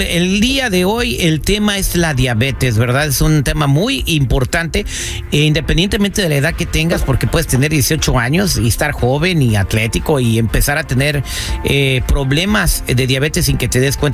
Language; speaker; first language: Spanish; native; Spanish